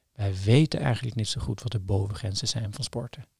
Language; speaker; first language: Dutch; non-native, fluent; Norwegian